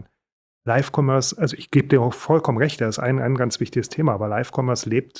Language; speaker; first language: German; native; German